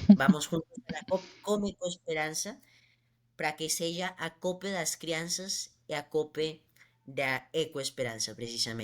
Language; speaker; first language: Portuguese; non-native, learner; Spanish